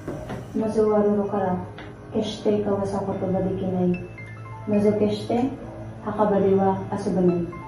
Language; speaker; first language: Japanese; non-native, learner; Filipino